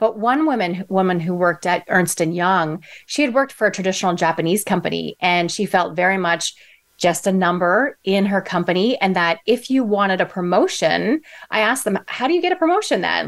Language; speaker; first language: English; native; English